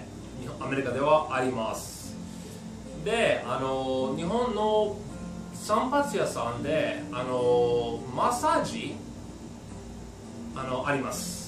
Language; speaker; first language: Japanese; non-native, fluent; English